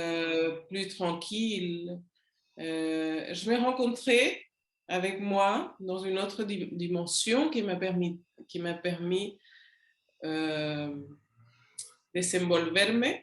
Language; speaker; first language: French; non-native, learner; Spanish